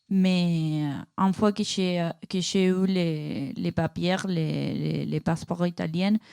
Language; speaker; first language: French; non-native, learner; Spanish